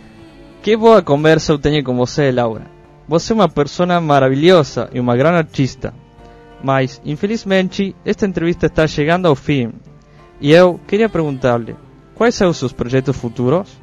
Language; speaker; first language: Portuguese; non-native, learner; Spanish